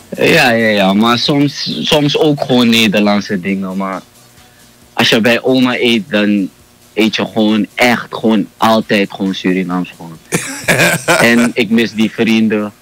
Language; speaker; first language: Dutch; native; Dutch